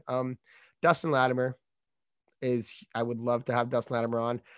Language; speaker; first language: English; native; English